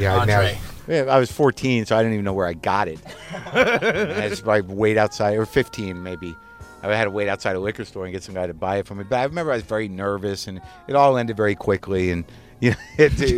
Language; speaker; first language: English; native; English